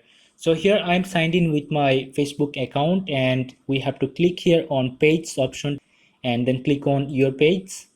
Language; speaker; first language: English; non-native, fluent; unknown